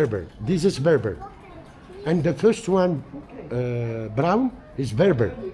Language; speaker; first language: English; non-native, learner; Arabic